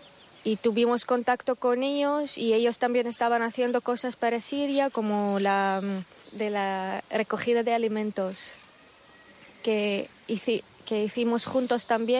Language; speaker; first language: Spanish; non-native, fluent; Arabic